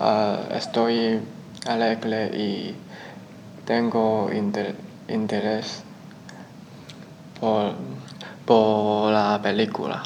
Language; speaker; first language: Spanish; non-native, learner; Chinese